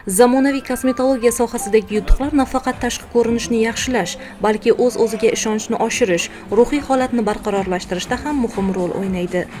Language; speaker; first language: Uzbek; native; Uzbek